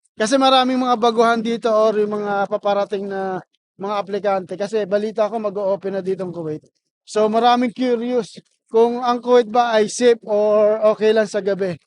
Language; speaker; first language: Filipino; native; Filipino